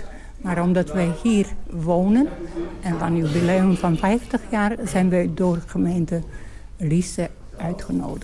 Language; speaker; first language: Dutch; non-native, learner; Bosnian